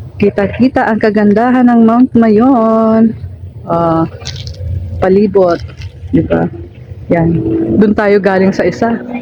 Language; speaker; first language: Filipino; non-native, local second language; Bikol